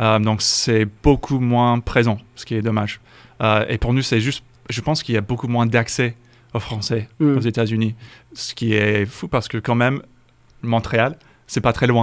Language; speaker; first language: French; non-native, fluent; English